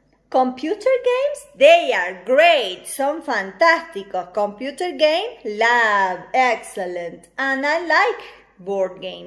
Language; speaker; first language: English; non-native, fluent; Spanish